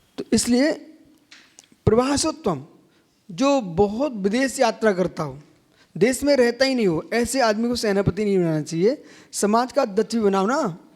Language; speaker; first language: Hindi; native; Hindi